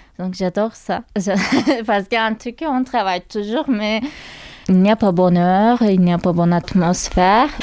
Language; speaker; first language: French; non-native, learner; Turkish